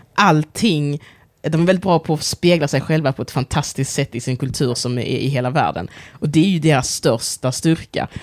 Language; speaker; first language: Swedish; native; Swedish